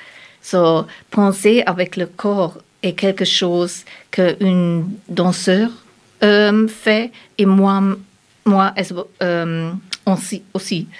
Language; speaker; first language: French; non-native, learner; German